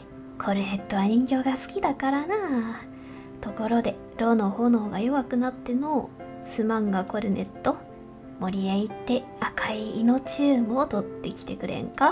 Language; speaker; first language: Japanese; native; Japanese